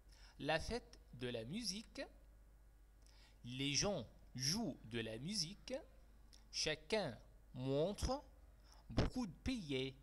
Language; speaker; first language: French; non-native, fluent; Arabic